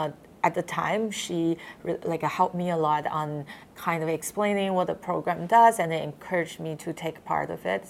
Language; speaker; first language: English; non-native, fluent; Chinese